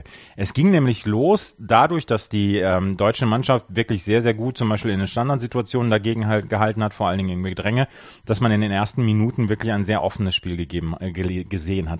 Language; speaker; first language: German; native; German